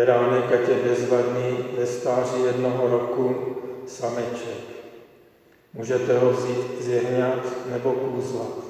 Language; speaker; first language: Czech; native; Czech